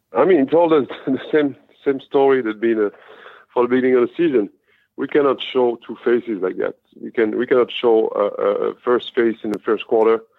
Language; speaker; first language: English; non-native, fluent; French